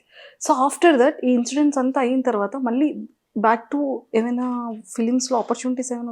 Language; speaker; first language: Telugu; native; Telugu